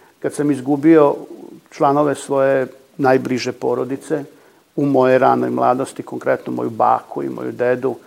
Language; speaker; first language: Serbian; native; Serbian